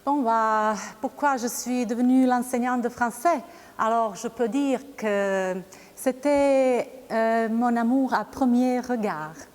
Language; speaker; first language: French; non-native, fluent; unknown